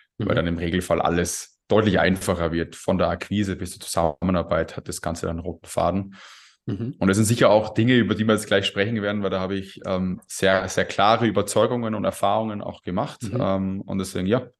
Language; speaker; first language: German; native; German